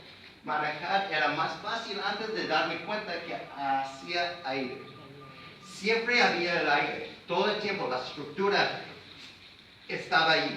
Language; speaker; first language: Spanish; non-native, fluent; English